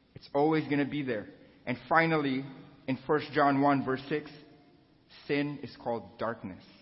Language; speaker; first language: English; non-native, local second language; Filipino